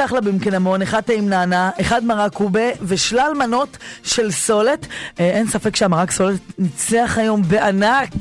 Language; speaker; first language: Hebrew; native; Hebrew